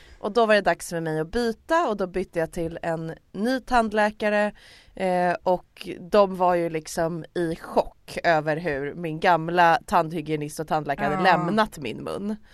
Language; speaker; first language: Swedish; native; Swedish